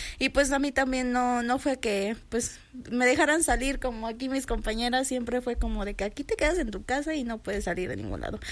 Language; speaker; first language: Spanish; early bilingual, heritage; Spanish